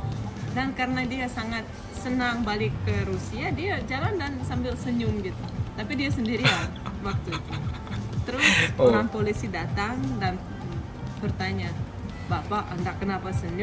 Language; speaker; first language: Indonesian; non-native, fluent; Russian